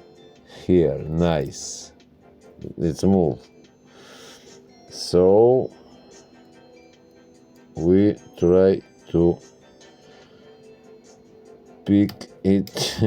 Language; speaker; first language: English; non-native, learner; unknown